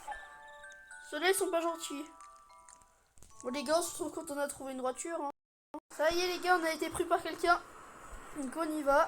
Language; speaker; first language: French; native; French